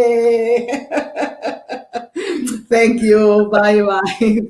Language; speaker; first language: English; non-native, learner; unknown